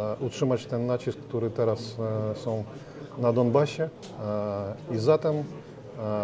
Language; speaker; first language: Polish; non-native, learner; Ukrainian